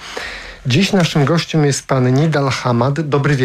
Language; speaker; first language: Polish; native; Polish